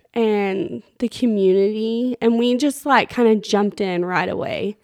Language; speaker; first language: English; native; English